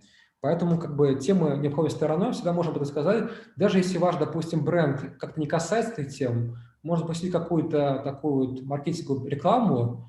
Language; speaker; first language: Russian; native; Russian